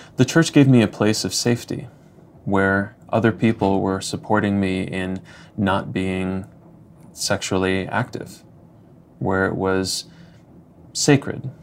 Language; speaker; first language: English; native; English